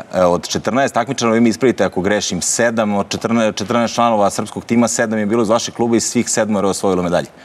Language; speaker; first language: Croatian; native; Croatian